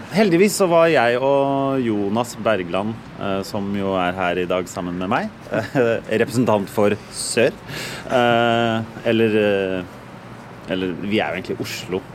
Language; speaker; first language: Norwegian; native; Norwegian